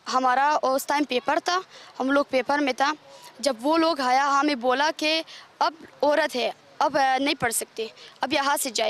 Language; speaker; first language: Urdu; non-native, learner; Persian